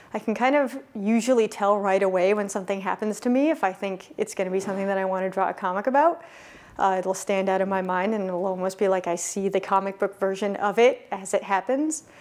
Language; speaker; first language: English; native; English